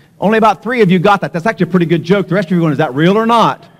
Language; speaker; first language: English; native; English